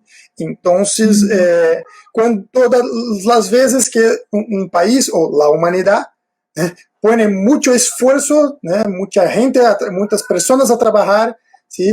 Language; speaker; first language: Spanish; non-native, fluent; Portuguese